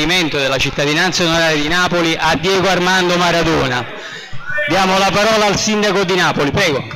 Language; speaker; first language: Italian; native; Italian